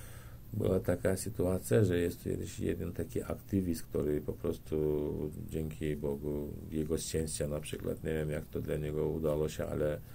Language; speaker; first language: Polish; non-native, learner; Turkmen